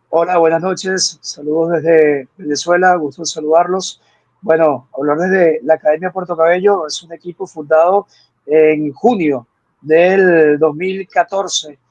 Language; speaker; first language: Spanish; native; Spanish